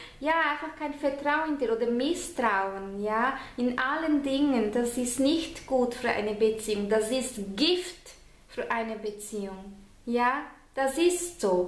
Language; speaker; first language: German; non-native, fluent; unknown